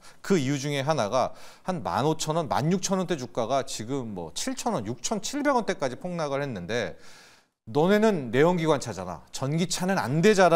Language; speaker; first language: Korean; native; Korean